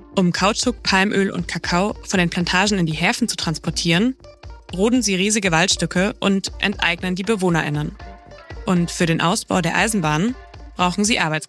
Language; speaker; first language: German; native; German